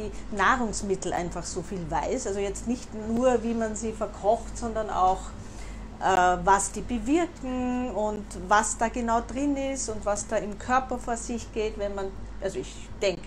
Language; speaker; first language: German; native; German